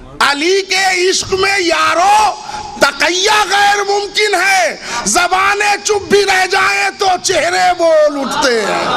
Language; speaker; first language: Urdu; native; Urdu